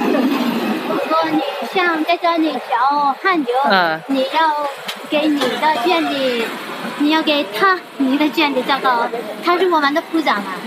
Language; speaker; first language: Chinese; non-native, fluent; Nepali